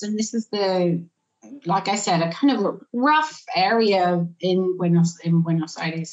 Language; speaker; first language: English; native; English